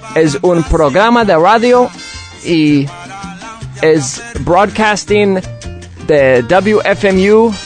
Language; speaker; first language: Spanish; non-native, learner; English